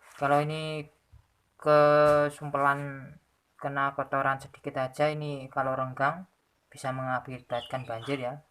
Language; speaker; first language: Indonesian; non-native, local second language; Javanese